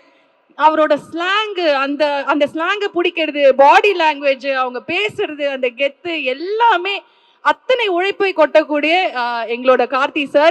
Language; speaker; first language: Tamil; native; Tamil